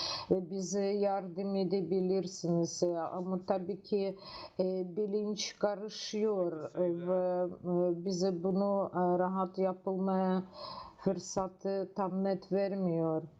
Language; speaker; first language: Turkish; non-native, learner; Russian